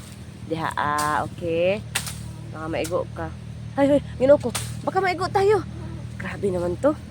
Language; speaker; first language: Filipino; non-native, local second language; Cebuano